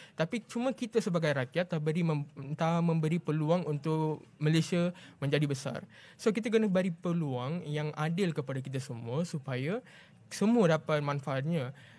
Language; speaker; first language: Malay; non-native, local second language; Tamil